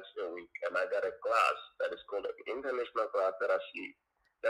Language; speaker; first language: English; non-native, local second language; Tongan